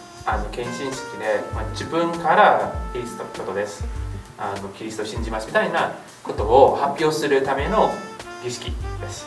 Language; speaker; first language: Japanese; non-native, fluent; English